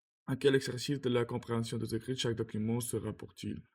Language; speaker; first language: French; non-native, learner; Russian